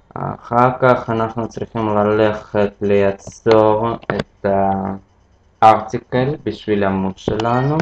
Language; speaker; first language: Hebrew; non-native, fluent; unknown